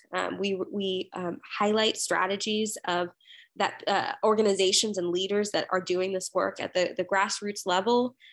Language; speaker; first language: English; native; English